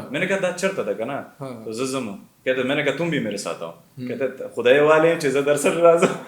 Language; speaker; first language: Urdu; non-native, local second language; Pashto